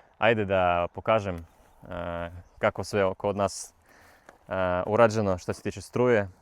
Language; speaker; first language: Bosnian; non-native, learner; Russian